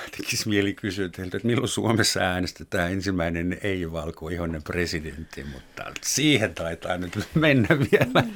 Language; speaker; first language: Finnish; non-native, fluent; German